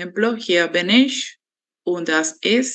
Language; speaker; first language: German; non-native, fluent; Spanish